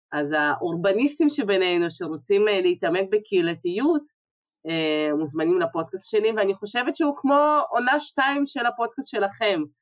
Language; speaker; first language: Hebrew; early bilingual, other home language; Russian